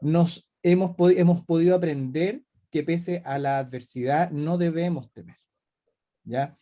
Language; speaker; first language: Spanish; native; Spanish